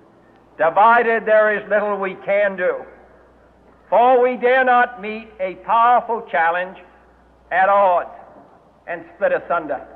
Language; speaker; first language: English; native; English